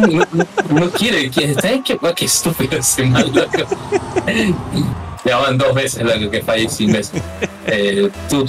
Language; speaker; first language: Spanish; native; Spanish